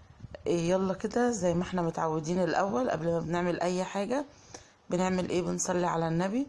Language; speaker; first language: Arabic; native; Arabic